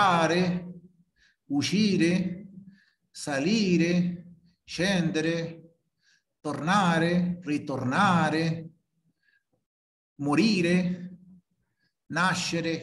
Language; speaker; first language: Italian; non-native, fluent; Spanish